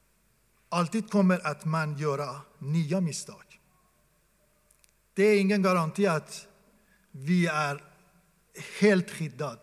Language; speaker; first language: Swedish; non-native, fluent; Persian